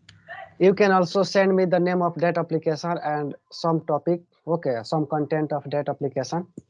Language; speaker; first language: English; non-native, learner; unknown